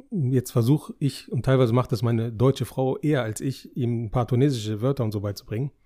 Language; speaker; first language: German; native; German